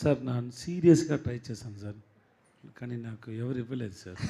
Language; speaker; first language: Telugu; non-native, local second language; Tamil